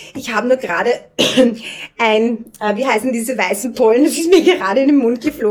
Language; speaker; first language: German; native; German